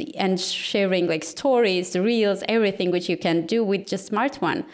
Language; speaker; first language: English; non-native, fluent; Armenian